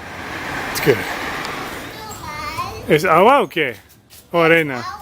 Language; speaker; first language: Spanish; non-native, fluent; English